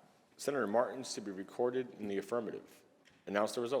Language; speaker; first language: English; native; English